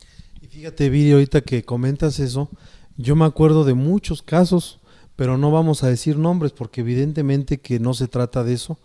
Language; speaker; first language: Spanish; native; Spanish